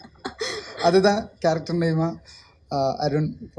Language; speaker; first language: Tamil; non-native, learner; Malayalam